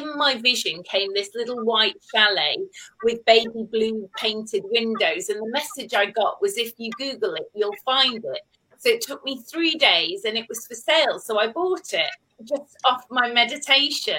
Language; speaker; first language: English; native; English